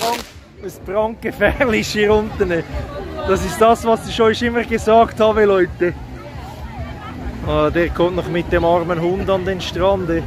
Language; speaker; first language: German; native; German